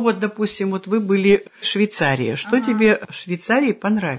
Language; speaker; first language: Russian; native; Russian